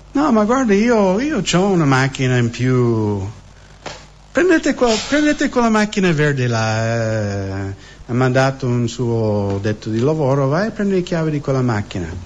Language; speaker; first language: Italian; non-native, fluent; English